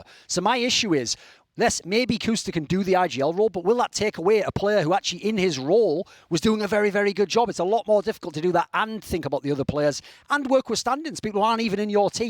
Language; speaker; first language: English; native; English